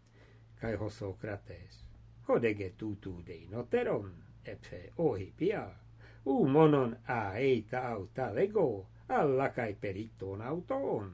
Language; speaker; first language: Greek; non-native, fluent; English